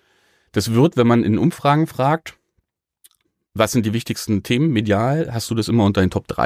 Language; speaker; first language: German; native; German